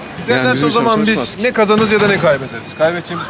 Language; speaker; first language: Turkish; native; Turkish